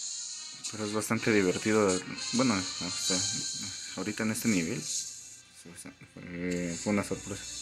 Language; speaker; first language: Spanish; native; Spanish